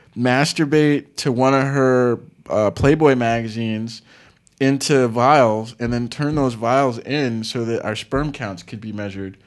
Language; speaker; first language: English; native; English